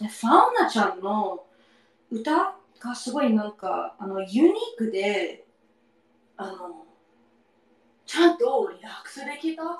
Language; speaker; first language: Japanese; non-native, learner; English